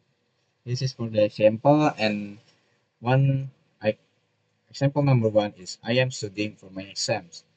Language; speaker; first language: English; non-native, learner; Indonesian